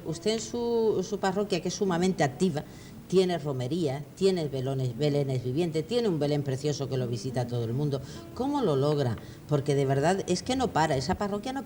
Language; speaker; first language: Spanish; native; Spanish